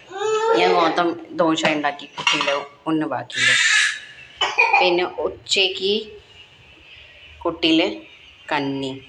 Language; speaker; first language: Malayalam; non-native, learner; Hindi